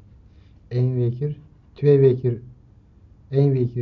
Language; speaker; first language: Dutch; non-native, learner; Turkish